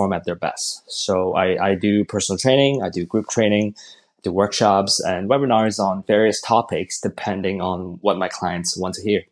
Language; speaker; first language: English; non-native, local second language; Cantonese